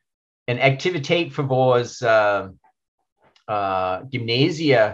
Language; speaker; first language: Danish; non-native, learner; English